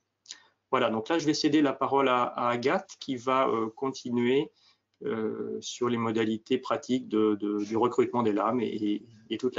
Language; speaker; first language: French; native; French